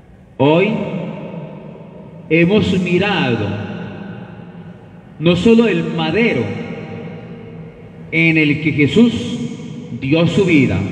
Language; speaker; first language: Spanish; native; Spanish